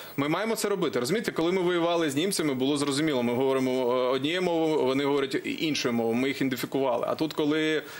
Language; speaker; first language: Ukrainian; non-native, local second language; Russian